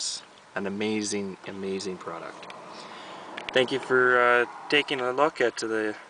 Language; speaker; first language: English; native; English